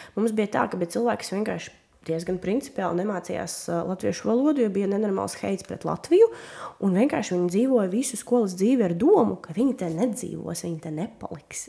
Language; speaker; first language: Latvian; non-native, local second language; Russian